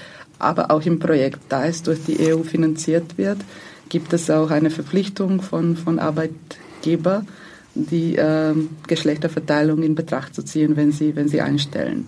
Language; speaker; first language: German; non-native, fluent; Croatian